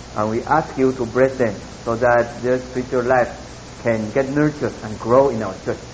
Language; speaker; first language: English; non-native, fluent; Min Nan Chinese